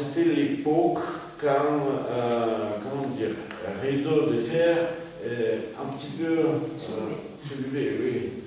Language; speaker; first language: French; non-native, fluent; Russian